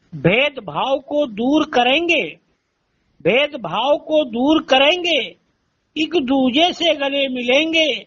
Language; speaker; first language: Hindi; native; Hindi